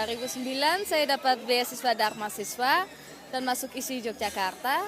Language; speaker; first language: Indonesian; non-native, fluent; Dutch